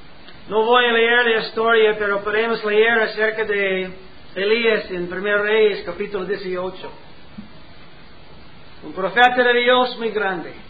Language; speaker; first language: Spanish; non-native, learner; English